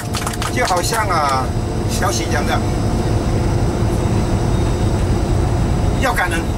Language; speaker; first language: Chinese; native; Chinese